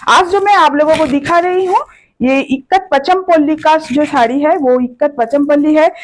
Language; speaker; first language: Hindi; non-native, local second language; Bangla